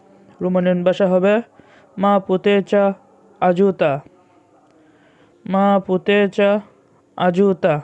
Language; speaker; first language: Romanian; non-native, fluent; Bangla